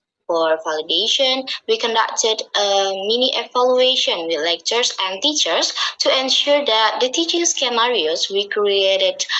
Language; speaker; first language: English; non-native, fluent; Indonesian